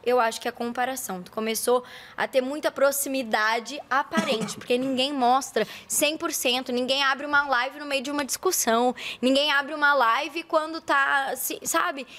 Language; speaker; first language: Portuguese; native; Portuguese